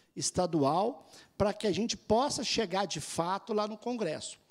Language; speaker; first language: Portuguese; native; Portuguese